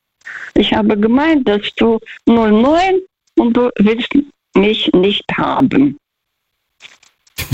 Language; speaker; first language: German; non-native, fluent; Russian